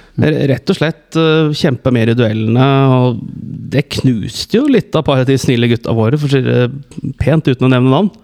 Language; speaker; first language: Norwegian; native; Norwegian